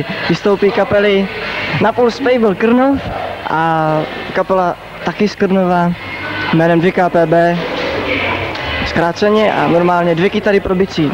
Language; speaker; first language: Czech; native; Czech